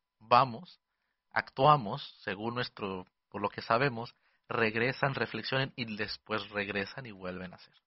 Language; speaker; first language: Spanish; early bilingual, heritage; Spanish